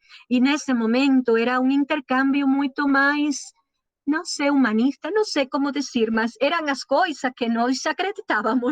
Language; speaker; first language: Portuguese; non-native, learner; Spanish